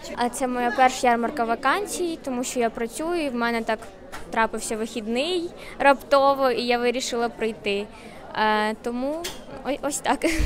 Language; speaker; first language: Ukrainian; native; Ukrainian